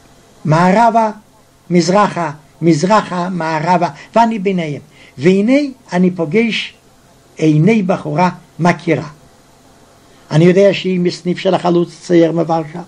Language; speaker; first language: Hebrew; non-native, fluent; Yiddish